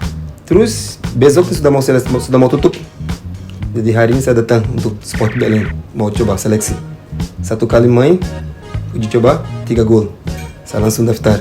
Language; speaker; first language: Indonesian; non-native, fluent; Portuguese